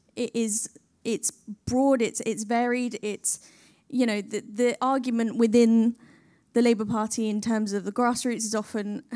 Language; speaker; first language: English; native; English